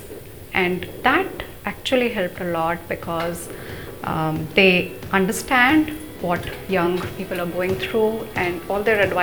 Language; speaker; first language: English; non-native, local second language; Hindi